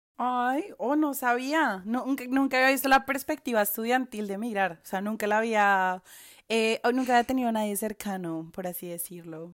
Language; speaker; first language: Spanish; native; Spanish